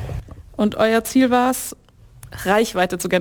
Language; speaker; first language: German; native; German